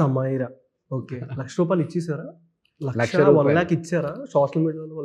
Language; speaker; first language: Telugu; native; Telugu